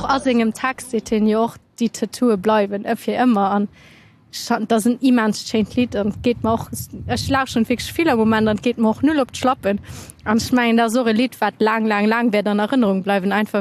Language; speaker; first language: German; native; German